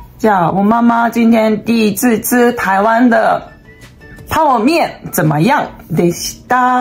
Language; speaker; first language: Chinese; non-native, learner; Japanese